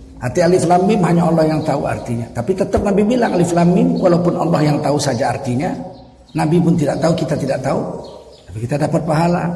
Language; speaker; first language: Indonesian; native; Indonesian